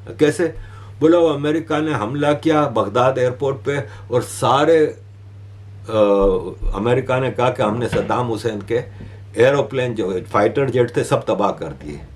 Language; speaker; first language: Hindi; native; Hindi